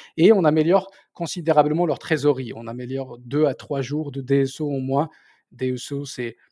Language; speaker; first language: French; non-native, local second language; Berber languages